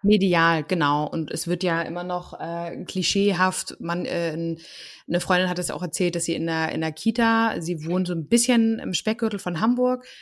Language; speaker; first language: German; native; German